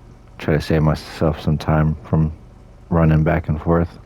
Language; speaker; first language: English; native; English